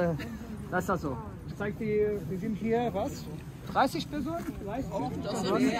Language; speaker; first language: German; early bilingual, heritage; Portuguese